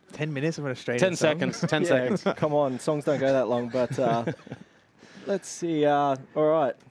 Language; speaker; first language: English; native; English